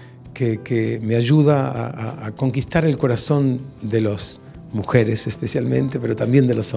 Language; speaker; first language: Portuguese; non-native, learner; Spanish